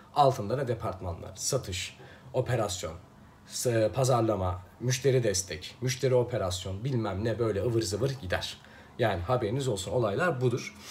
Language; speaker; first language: Turkish; native; Turkish